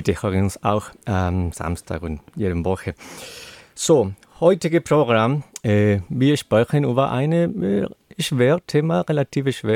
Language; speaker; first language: German; non-native, learner; Spanish